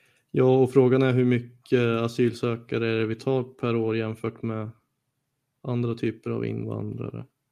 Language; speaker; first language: Swedish; native; Swedish